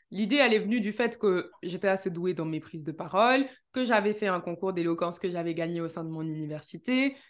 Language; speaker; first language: French; native; French